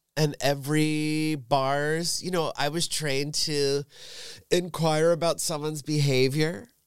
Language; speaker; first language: English; native; English